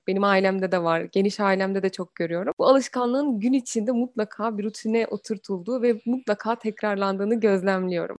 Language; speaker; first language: Turkish; early bilingual, heritage; Turkish